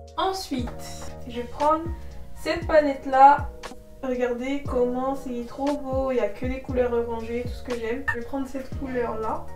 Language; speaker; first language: French; native; French